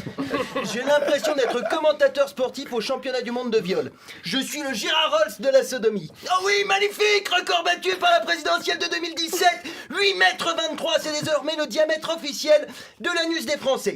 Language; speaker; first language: French; native; French